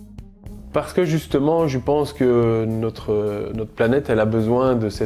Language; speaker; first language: French; native; French